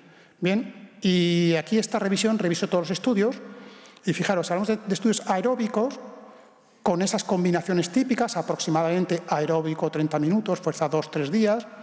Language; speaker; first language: Spanish; native; Spanish